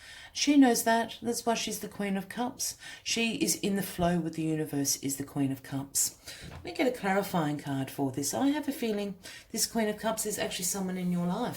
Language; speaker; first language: English; native; English